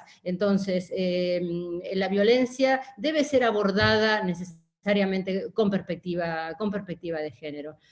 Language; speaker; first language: Spanish; native; Spanish